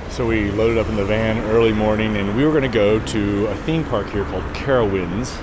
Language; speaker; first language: English; native; English